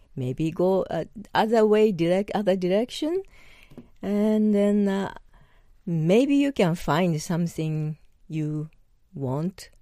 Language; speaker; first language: English; non-native, learner; Japanese